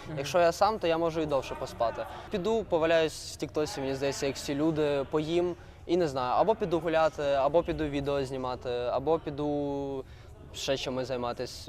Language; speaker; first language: Ukrainian; native; Ukrainian